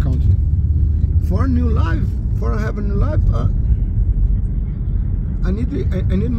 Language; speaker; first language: English; non-native, learner; Portuguese